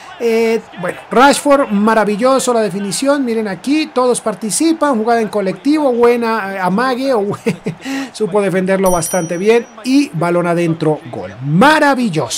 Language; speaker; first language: Spanish; native; Spanish